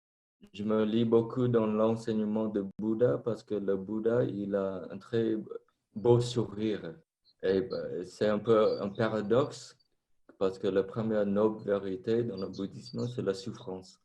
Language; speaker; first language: French; non-native, fluent; Vietnamese